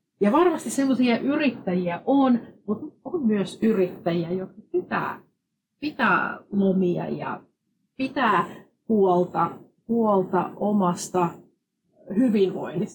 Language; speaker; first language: Finnish; non-native, fluent; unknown